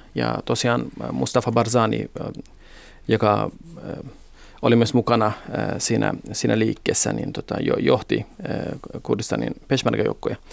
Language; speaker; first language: Finnish; non-native, fluent; Kurdish